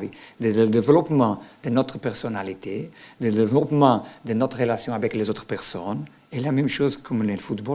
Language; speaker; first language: French; non-native, learner; Portuguese